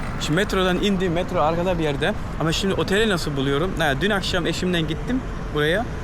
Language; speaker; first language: Turkish; early bilingual, heritage; Turkish